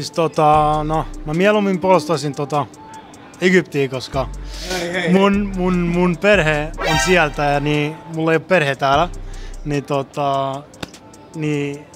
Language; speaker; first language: Finnish; early bilingual, other home language; Arabic